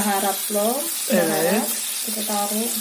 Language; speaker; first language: Turkish; non-native, learner; Indonesian